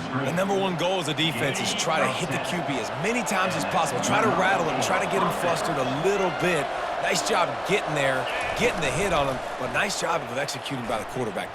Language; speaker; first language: English; native; English